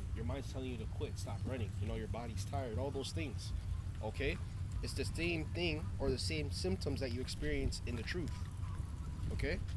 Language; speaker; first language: English; native; English